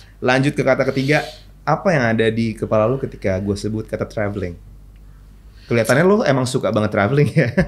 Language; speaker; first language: Indonesian; native; Indonesian